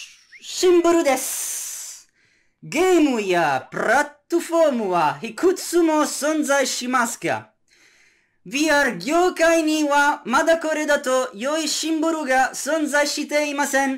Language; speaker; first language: Japanese; non-native, learner; Italian